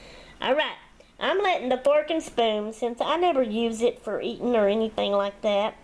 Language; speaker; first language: English; native; English